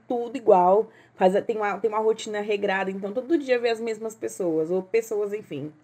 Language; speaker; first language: Portuguese; native; Portuguese